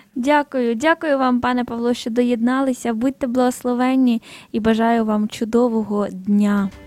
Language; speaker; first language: Ukrainian; native; Ukrainian